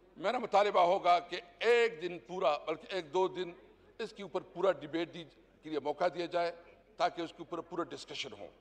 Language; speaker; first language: Urdu; non-native, local second language; Pashto